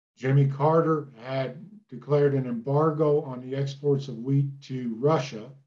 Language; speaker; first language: English; native; English